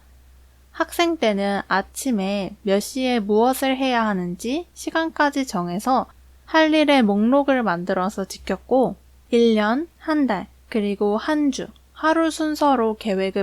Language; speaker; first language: Korean; native; Korean